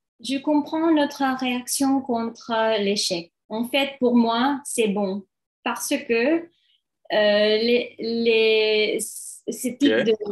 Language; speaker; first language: French; non-native, learner; English